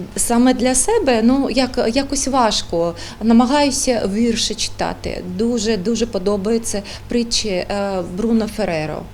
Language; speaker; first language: Ukrainian; non-native, local second language; Russian